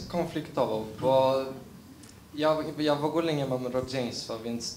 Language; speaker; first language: Polish; early bilingual, heritage; Polish